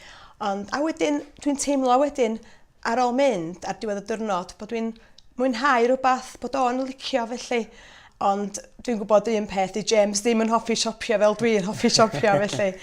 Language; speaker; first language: Welsh; native; Welsh